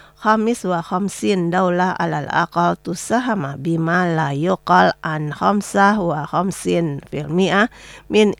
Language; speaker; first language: Arabic; non-native, learner; Indonesian